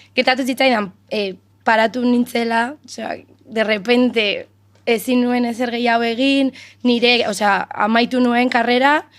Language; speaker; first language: Basque; non-native, local second language; Spanish